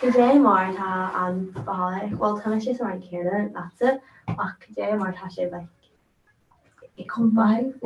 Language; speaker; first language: Irish; non-native, local second language; English